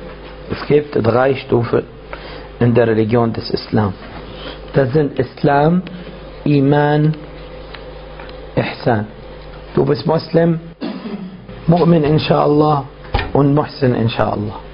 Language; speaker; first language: German; non-native, fluent; Arabic